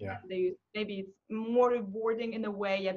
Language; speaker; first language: English; non-native, fluent; Russian